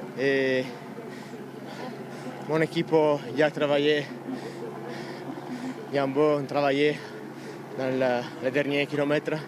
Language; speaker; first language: French; non-native, learner; Italian